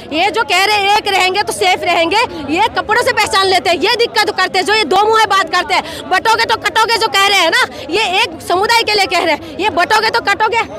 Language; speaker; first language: Hindi; non-native, local second language; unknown